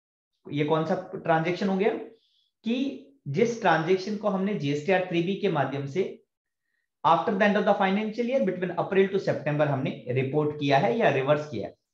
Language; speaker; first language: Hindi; native; Hindi